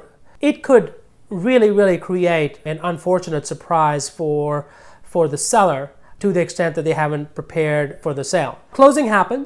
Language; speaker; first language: English; native; English